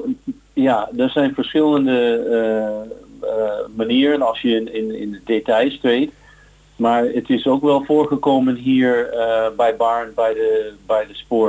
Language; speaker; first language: Dutch; non-native, fluent; English